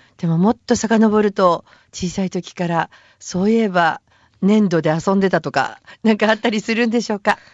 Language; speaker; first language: Japanese; native; Japanese